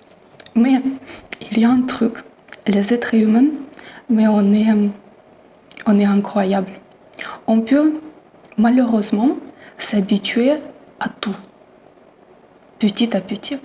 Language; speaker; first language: French; non-native, fluent; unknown